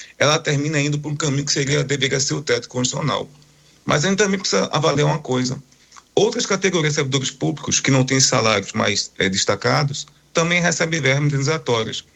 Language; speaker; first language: Portuguese; native; Portuguese